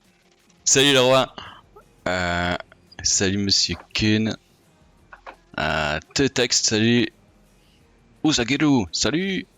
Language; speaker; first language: French; native; French